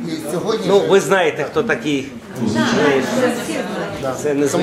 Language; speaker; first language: Ukrainian; native; Ukrainian